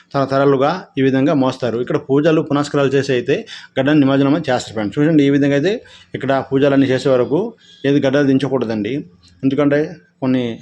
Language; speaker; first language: Telugu; non-native, local second language; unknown